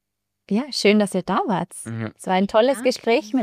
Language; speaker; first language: German; native; German